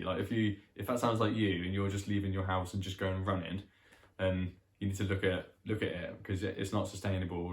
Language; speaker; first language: English; native; English